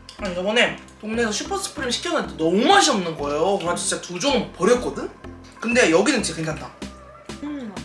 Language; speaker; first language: Korean; native; Korean